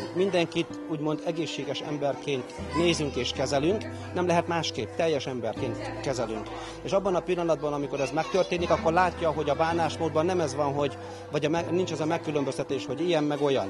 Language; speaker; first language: Hungarian; native; Hungarian